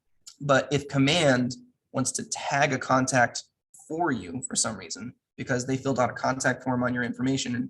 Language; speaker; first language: English; native; English